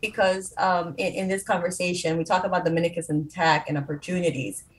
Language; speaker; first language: English; non-native, fluent; Spanish